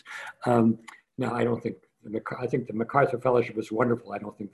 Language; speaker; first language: English; native; English